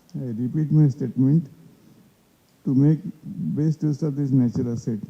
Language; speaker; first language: English; non-native, local second language; Marathi